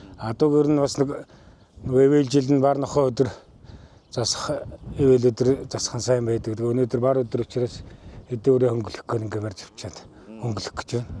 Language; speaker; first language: Mongolian; native; Mongolian